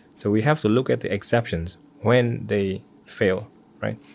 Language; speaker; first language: English; non-native, fluent; Vietnamese